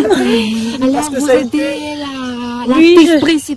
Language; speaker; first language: French; non-native, learner; English